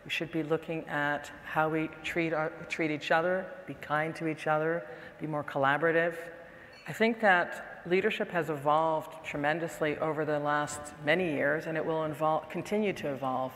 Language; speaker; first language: English; non-native, fluent; Dutch